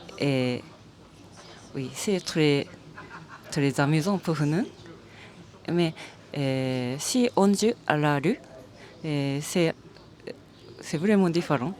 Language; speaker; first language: French; non-native, learner; Japanese